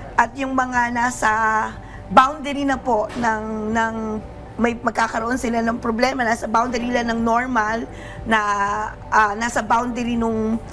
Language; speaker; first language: Filipino; native; Filipino